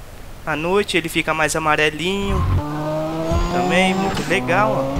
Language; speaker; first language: Portuguese; native; Portuguese